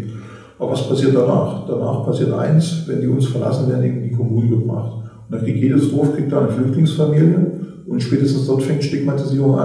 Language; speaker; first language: German; native; German